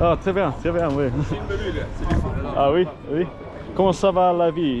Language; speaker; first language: French; non-native, learner; English